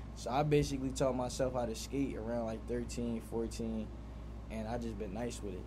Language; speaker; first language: English; native; English